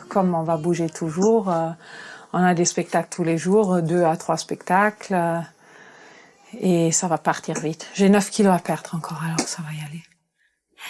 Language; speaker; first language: French; non-native, fluent; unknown